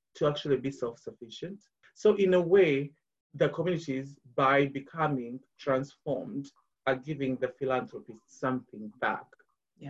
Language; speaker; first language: English; non-native, local second language; Ganda